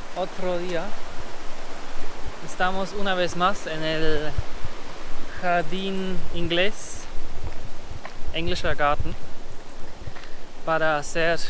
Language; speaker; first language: Spanish; non-native, learner; German